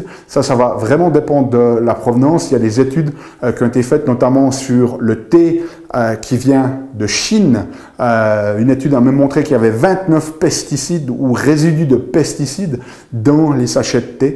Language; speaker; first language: French; native; French